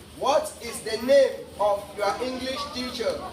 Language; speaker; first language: English; non-native, learner; Thai